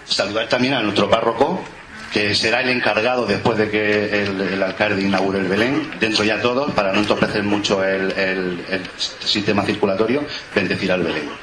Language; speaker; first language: Spanish; native; Spanish